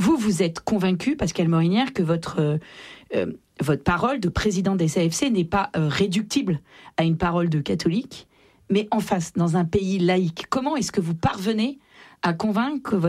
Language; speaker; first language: French; native; French